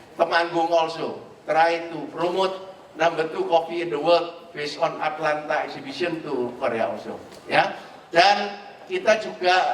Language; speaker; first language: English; non-native, fluent; Indonesian